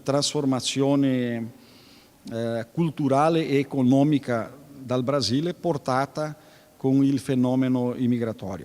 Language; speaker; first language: Italian; early bilingual, heritage; Venetian